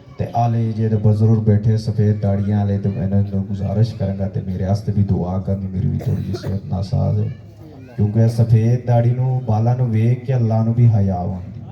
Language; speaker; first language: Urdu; non-native, local second language; Pashto